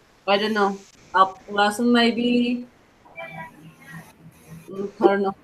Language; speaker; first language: English; non-native, learner; Spanish